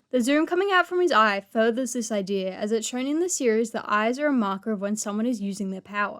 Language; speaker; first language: English; native; English